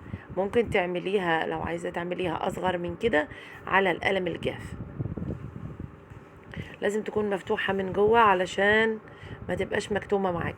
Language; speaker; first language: Arabic; native; Arabic